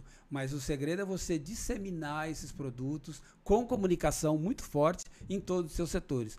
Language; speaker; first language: Portuguese; native; Portuguese